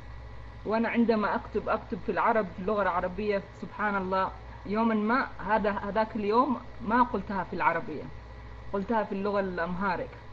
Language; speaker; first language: Arabic; non-native, fluent; Amharic